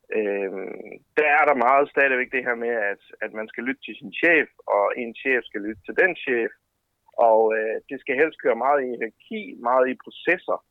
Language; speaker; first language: Danish; native; Danish